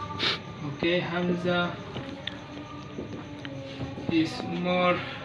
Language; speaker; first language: English; non-native, learner; Indonesian